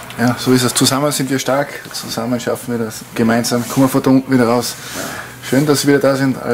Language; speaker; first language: German; native; German